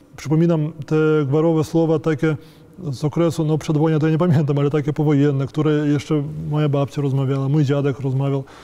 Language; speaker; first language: Polish; native; Polish